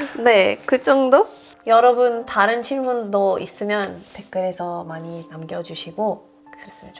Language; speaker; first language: Korean; non-native, fluent; Swedish